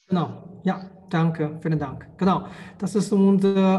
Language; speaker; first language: German; non-native, fluent; Chinese